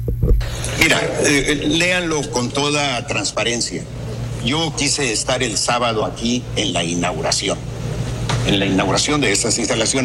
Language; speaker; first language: Spanish; native; Spanish